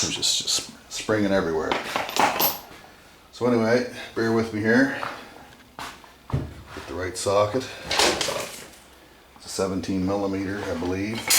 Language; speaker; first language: English; native; English